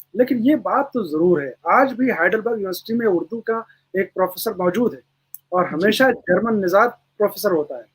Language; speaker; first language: Hindi; native; Hindi